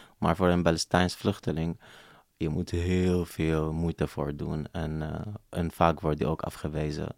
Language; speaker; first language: Dutch; non-native, fluent; Arabic